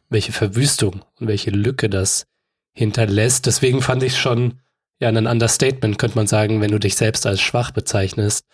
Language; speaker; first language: German; native; German